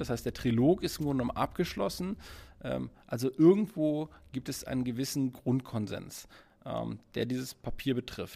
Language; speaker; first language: German; native; German